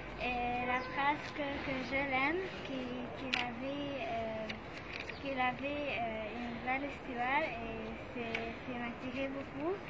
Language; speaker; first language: French; non-native, learner; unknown